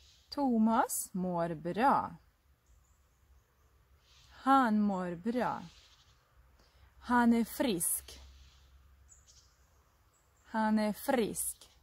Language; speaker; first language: Swedish; non-native, fluent; Russian